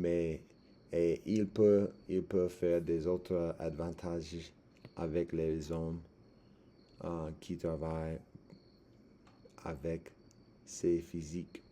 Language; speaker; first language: French; non-native, learner; English